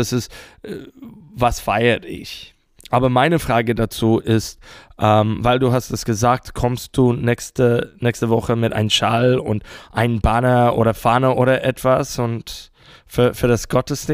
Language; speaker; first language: German; non-native, fluent; English